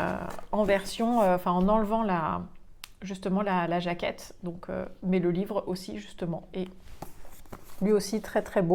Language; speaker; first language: French; native; French